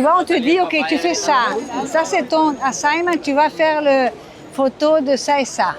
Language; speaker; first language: French; non-native, fluent; Portuguese